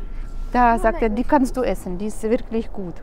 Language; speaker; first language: German; non-native, fluent; Russian